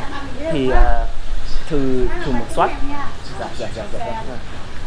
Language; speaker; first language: Vietnamese; non-native, learner; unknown